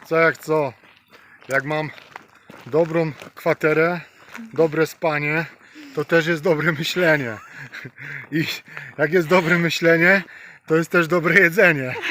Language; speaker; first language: Polish; native; Polish